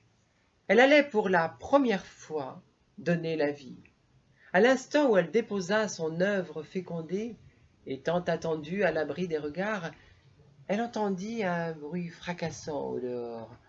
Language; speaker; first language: French; native; French